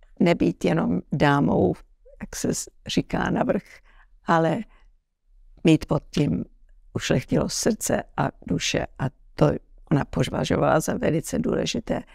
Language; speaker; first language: Czech; early bilingual, heritage; Czech